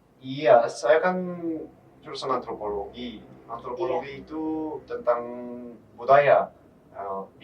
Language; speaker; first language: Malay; non-native, fluent; Korean